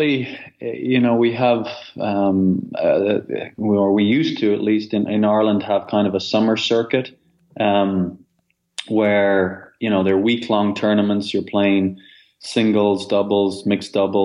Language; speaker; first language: English; native; English